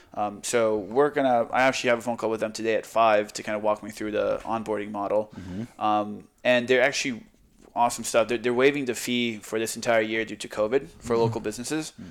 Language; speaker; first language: English; non-native, fluent; Croatian